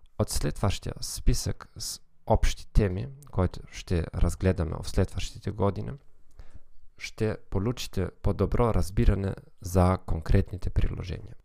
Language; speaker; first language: Bulgarian; non-native, learner; German